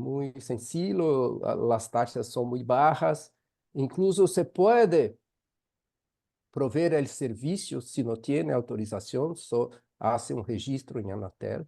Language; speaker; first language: Spanish; non-native, fluent; Portuguese